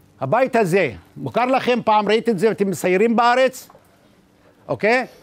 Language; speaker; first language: Hebrew; non-native, local second language; Arabic